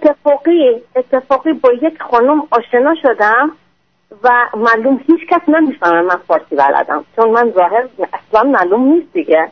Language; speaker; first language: Persian; non-native, fluent; French